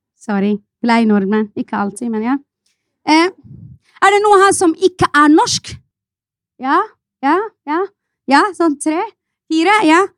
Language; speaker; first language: Norwegian; non-native, fluent; Arabic